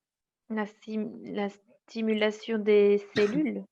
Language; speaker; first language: French; native; French